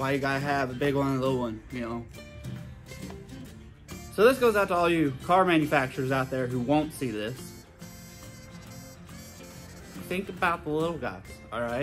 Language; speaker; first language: English; native; English